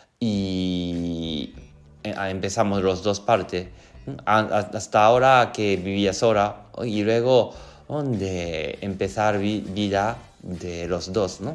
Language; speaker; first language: Spanish; non-native, learner; Japanese